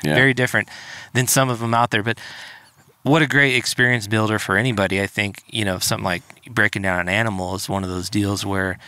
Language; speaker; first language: English; native; English